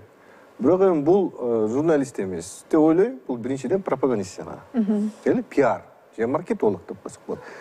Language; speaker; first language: Kyrgyz; native; Kyrgyz